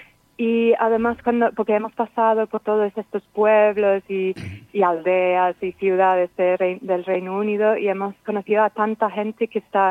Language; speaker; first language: Spanish; non-native, fluent; English